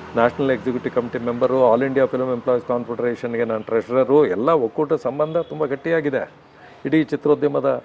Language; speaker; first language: Kannada; native; Kannada